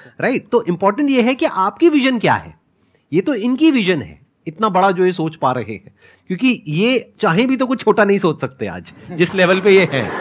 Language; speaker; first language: Hindi; native; Hindi